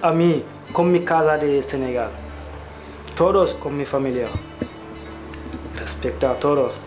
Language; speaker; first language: Spanish; non-native, learner; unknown